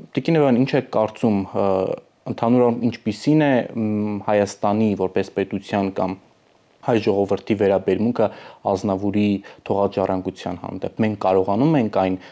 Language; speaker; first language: Armenian; native; Armenian